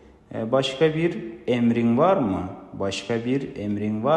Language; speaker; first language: Turkish; non-native, fluent; Kazakh